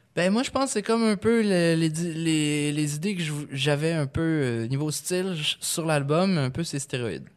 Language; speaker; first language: French; native; French